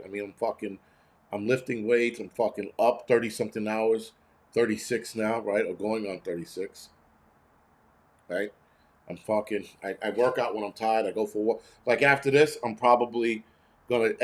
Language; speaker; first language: English; native; English